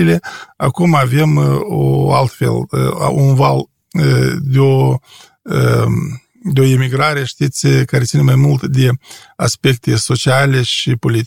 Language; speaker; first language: Romanian; native; Romanian